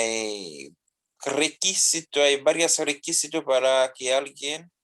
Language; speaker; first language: Spanish; non-native, fluent; Haitian Creole